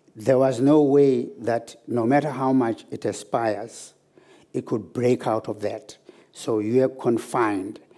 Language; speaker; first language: English; non-native, local second language; Zulu